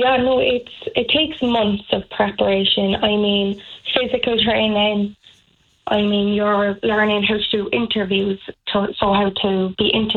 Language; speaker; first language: English; native; English